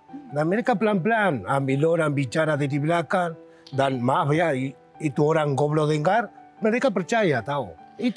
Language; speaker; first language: Indonesian; non-native, learner; Spanish